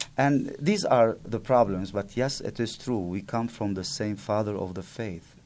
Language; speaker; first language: English; non-native, fluent; Arabic